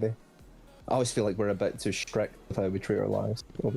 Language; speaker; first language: English; native; English